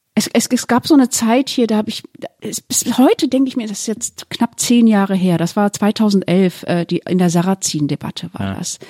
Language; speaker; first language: German; early bilingual, other home language; Turkish